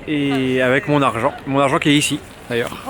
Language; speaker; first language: French; native; French